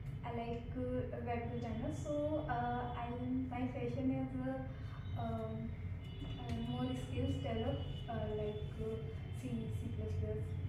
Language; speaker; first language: English; non-native, learner; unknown